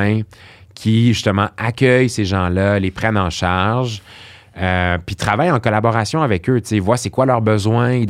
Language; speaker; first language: French; early bilingual, other home language; Arabic